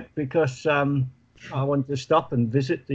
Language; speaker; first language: English; native; English